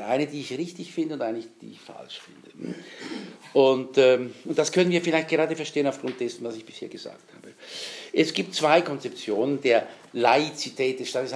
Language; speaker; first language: German; native; German